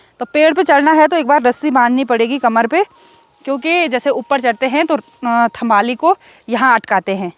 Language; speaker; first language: Hindi; non-native, local second language; Garhwali